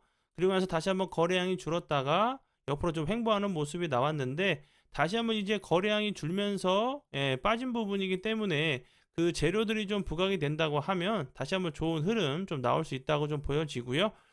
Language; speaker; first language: Korean; native; Korean